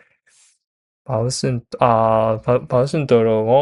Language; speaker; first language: Cantonese; non-native, learner; Japanese